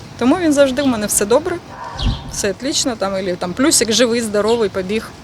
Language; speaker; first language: Ukrainian; non-native, local second language; Russian